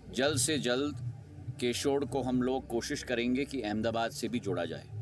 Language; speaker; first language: Hindi; native; Hindi